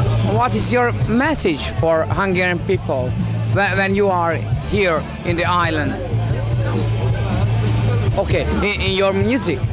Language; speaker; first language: English; non-native, learner; Hungarian